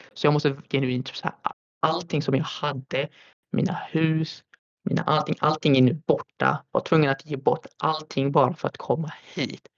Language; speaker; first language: Swedish; early bilingual, other home language; Arabic